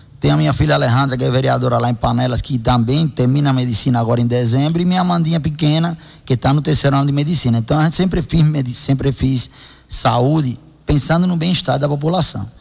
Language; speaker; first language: Portuguese; non-native, fluent; Spanish